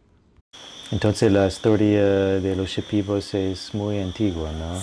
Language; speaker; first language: Spanish; non-native, fluent; English